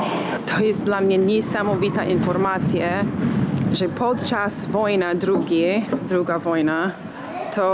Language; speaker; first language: Polish; non-native, fluent; English